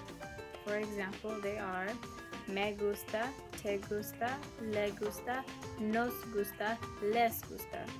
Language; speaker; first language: Spanish; non-native, learner; English